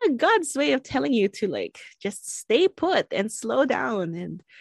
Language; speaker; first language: English; non-native, local second language; Filipino